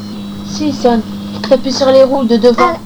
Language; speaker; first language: French; native; French